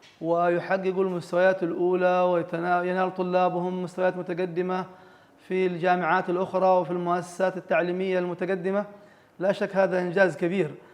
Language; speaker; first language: Arabic; native; Arabic